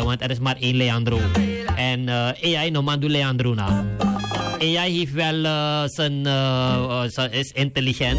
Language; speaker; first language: Dutch; native; Dutch